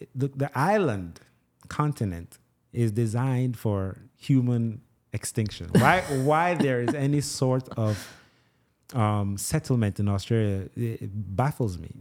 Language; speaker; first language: English; non-native, local second language; Igbo